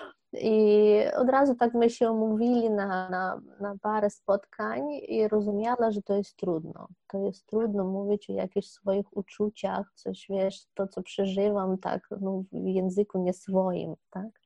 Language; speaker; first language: Polish; non-native, fluent; Ukrainian